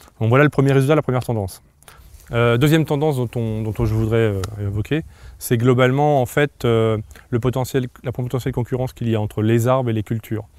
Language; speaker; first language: French; native; French